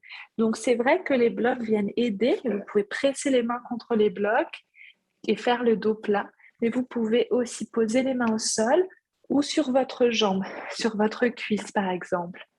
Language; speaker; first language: French; native; French